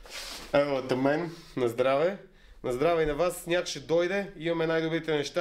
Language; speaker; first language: Bulgarian; native; Bulgarian